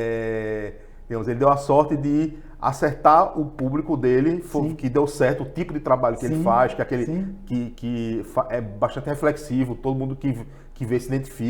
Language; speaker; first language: Portuguese; native; Portuguese